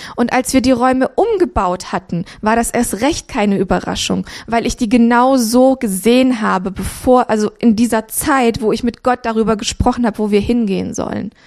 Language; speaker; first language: German; early bilingual, other home language; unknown